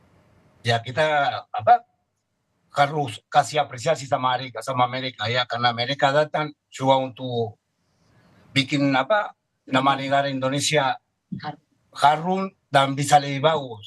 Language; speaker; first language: Indonesian; non-native, fluent; Spanish